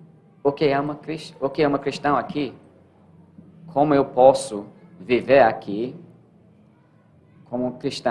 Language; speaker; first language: Portuguese; non-native, learner; English